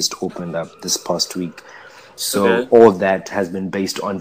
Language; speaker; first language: English; non-native, local second language; Shona